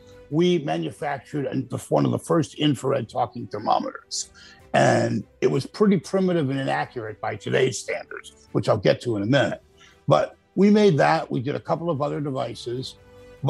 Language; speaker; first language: English; native; English